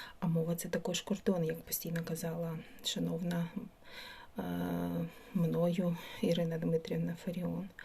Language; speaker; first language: Ukrainian; non-native, local second language; Russian